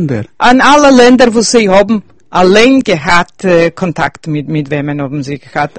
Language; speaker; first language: German; early bilingual, heritage; Yiddish